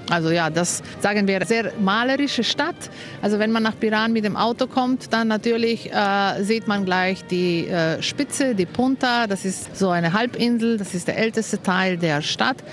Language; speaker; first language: German; non-native, fluent; Slovenian